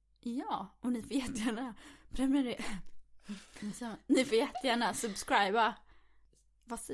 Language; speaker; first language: Swedish; native; Swedish